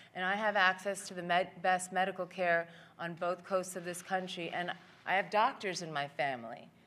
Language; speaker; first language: English; native; English